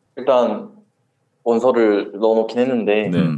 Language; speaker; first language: Korean; native; Korean